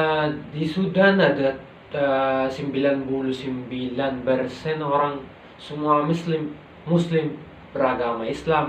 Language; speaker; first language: Indonesian; non-native, local second language; Arabic